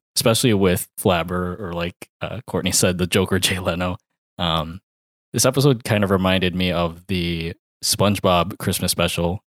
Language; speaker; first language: English; early bilingual, other home language; Filipino